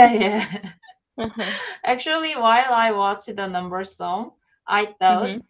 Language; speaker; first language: English; non-native, learner; Korean